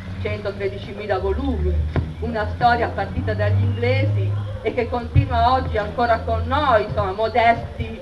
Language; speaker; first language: Italian; native; Italian